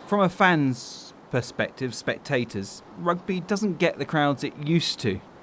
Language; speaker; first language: English; native; English